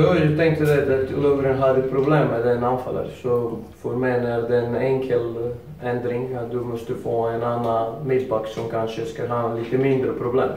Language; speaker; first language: Swedish; non-native, learner; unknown